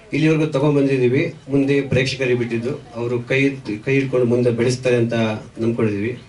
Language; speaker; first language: Kannada; native; Kannada